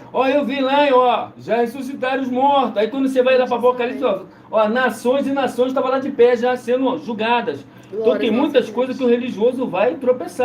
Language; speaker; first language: Portuguese; native; Portuguese